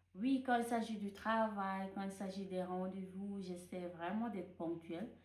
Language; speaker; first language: French; non-native, local second language; Wolof